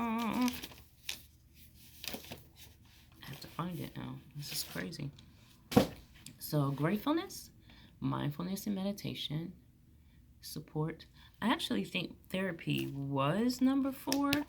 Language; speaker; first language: English; native; English